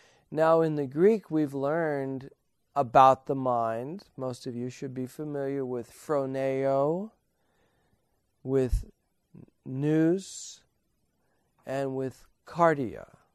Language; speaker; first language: English; native; English